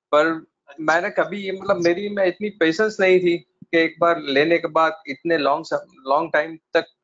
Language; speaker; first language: Hindi; non-native, local second language; Gujarati